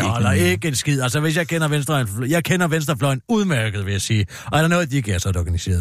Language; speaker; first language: Danish; native; Danish